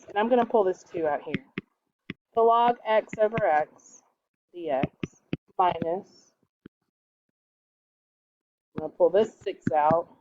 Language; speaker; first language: English; native; English